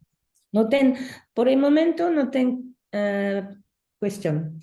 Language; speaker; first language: Portuguese; non-native, learner; Spanish